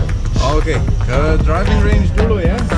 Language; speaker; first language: Indonesian; non-native, learner; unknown